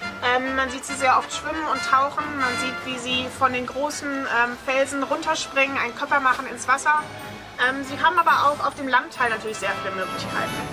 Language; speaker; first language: German; native; German